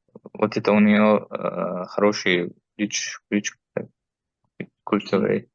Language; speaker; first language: Russian; non-native, fluent; Uzbek